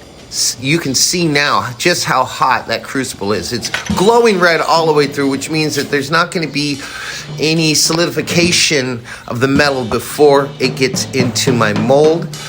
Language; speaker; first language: English; native; English